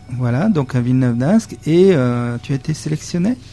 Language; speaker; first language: French; native; French